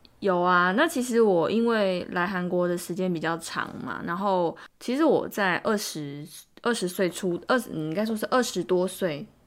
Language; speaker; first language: Chinese; native; Chinese